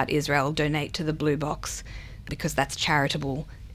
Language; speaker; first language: English; non-native, local second language; Hebrew